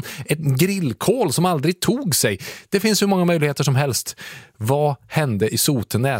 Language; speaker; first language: Swedish; native; Swedish